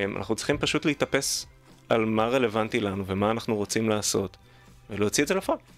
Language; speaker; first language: Hebrew; native; Hebrew